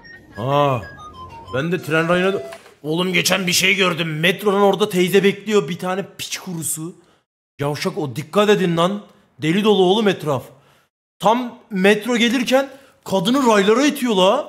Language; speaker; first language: Turkish; native; Turkish